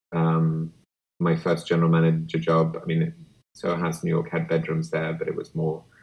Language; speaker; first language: English; native; English